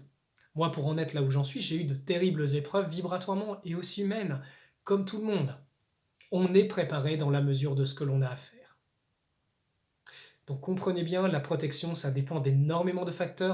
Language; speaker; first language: French; native; French